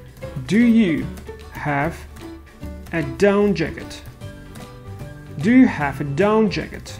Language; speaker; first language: English; non-native, fluent; Russian